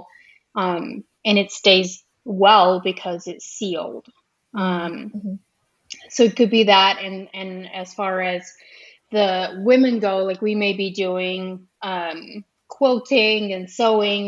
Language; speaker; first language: English; early bilingual, other home language; Pennsylvania German